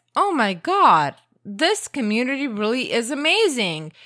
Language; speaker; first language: English; non-native, fluent; Croatian